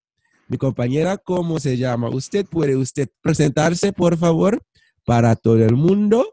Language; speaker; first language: Spanish; non-native, fluent; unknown